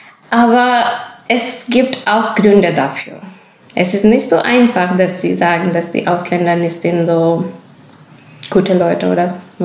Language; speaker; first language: German; non-native, fluent; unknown